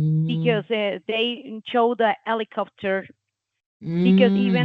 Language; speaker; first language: English; non-native, learner; Spanish